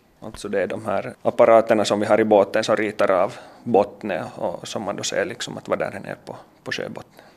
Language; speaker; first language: Swedish; native; Swedish